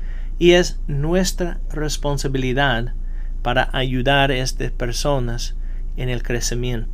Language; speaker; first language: Spanish; non-native, fluent; English